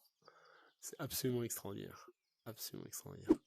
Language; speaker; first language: French; native; French